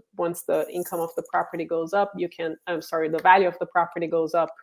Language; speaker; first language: English; non-native, fluent; Portuguese